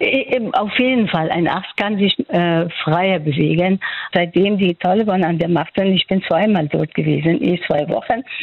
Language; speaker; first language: German; non-native, fluent; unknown